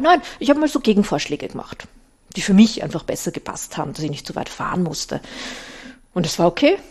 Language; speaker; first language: German; native; German